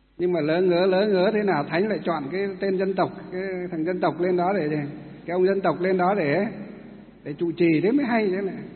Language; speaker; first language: Vietnamese; non-native, local second language; Muong